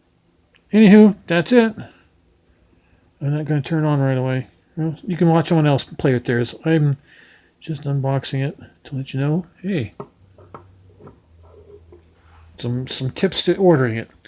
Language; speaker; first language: English; native; English